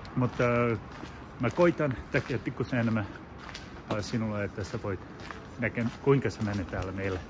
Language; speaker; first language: Finnish; non-native, learner; English